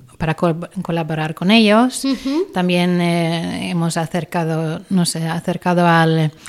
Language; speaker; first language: Spanish; non-native, fluent; Swedish